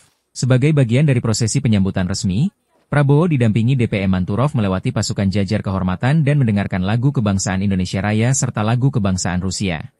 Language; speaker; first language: Indonesian; native; Indonesian